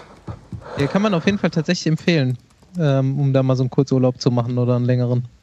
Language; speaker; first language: German; native; German